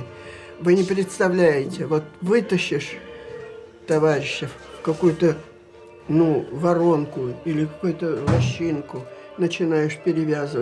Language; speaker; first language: Russian; native; Russian